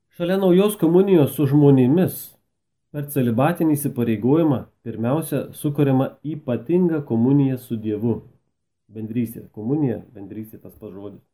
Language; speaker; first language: Lithuanian; native; Lithuanian